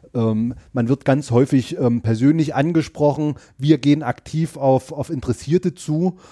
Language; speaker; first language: German; native; German